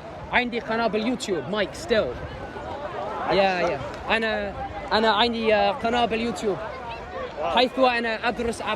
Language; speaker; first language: Arabic; non-native, learner; English